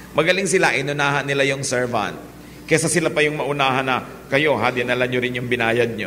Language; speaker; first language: Filipino; native; Filipino